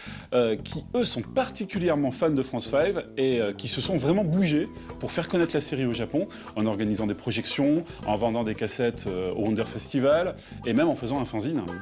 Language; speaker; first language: French; native; French